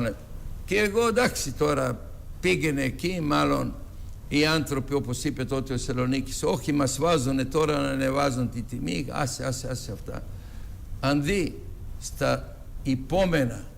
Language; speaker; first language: Greek; non-native, fluent; Serbian